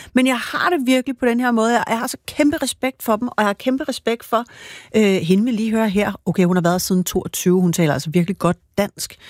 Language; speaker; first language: Danish; native; Danish